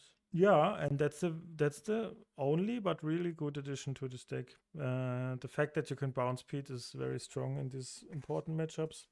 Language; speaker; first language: English; non-native, fluent; German